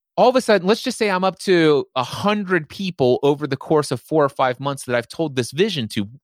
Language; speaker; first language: English; native; English